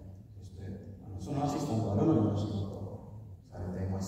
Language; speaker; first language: Japanese; non-native, fluent; Finnish